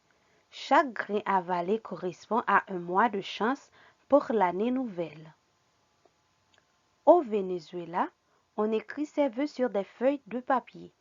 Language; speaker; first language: French; non-native, fluent; Spanish